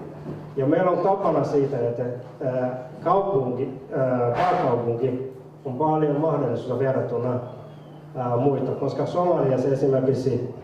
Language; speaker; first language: Finnish; non-native, fluent; Somali